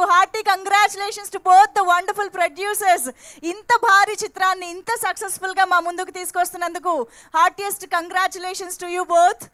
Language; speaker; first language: Telugu; native; Telugu